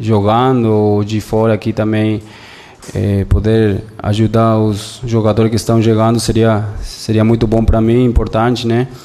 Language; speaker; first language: Portuguese; non-native, fluent; Spanish